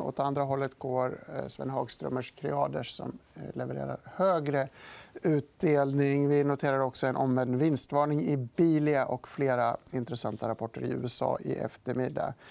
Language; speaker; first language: Swedish; native; Swedish